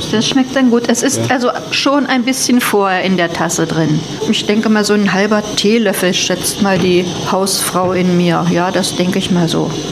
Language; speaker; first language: German; native; German